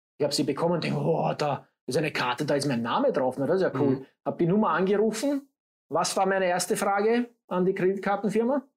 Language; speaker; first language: German; early bilingual, other home language; English